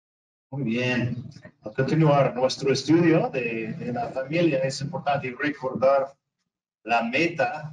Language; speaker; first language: Spanish; non-native, fluent; English